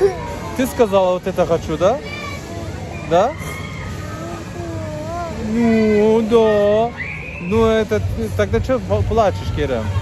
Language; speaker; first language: Russian; non-native, learner; Turkish